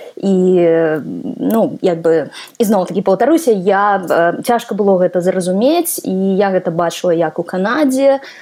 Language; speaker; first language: Belarusian; non-native, local second language; Russian